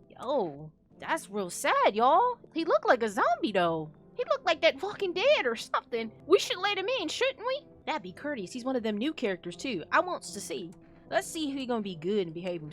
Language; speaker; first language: English; native; English